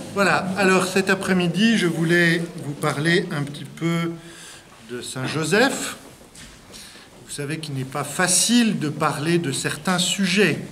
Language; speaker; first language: French; native; French